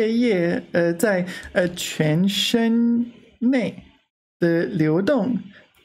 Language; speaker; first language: Chinese; non-native, learner; English